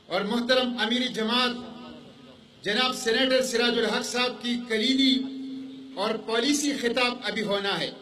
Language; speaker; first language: Urdu; non-native, local second language; Pashto